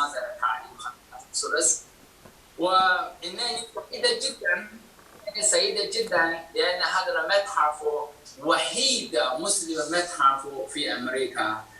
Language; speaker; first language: Arabic; non-native, fluent; Chinese